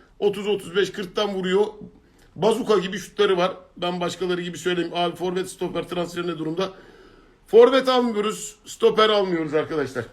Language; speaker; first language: Turkish; native; Turkish